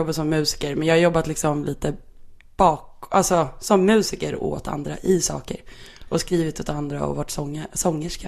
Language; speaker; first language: Swedish; native; Swedish